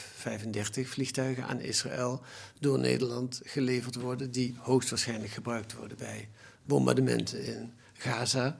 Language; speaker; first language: Dutch; native; Dutch